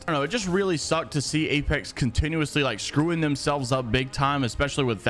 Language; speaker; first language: English; native; English